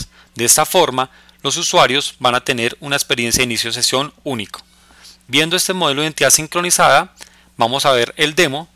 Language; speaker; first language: Spanish; native; Spanish